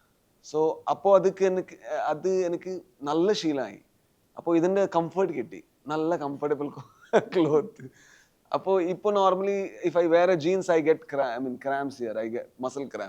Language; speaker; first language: Malayalam; non-native, learner; Tulu